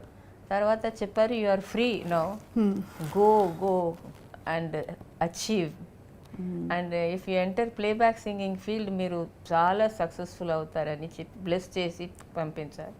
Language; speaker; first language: Telugu; non-native, fluent; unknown